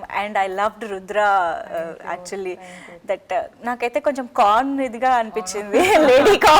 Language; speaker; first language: Telugu; native; Telugu